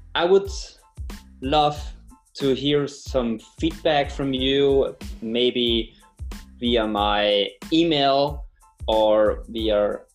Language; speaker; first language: English; non-native, fluent; German